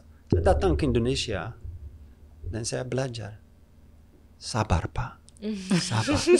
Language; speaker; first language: Indonesian; non-native, fluent; English